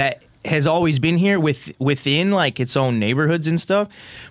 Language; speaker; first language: English; native; English